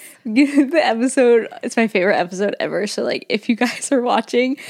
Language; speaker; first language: English; native; English